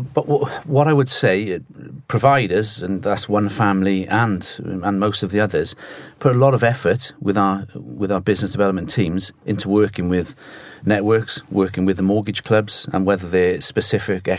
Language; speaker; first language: English; native; English